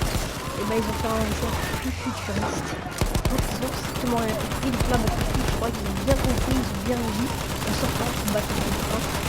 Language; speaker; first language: French; native; French